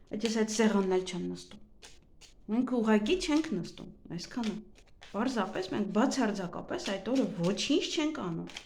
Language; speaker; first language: Armenian; native; Armenian